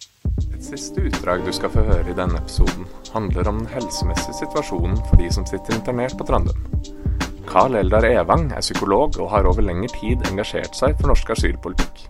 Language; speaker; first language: Norwegian; native; Norwegian